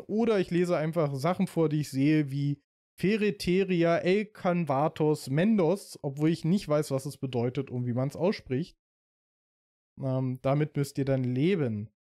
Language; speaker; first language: German; native; German